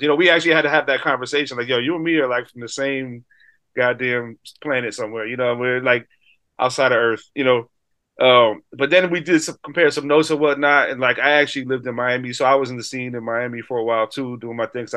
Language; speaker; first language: English; native; English